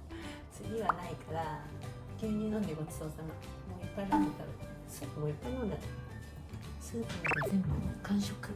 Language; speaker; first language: Japanese; native; Japanese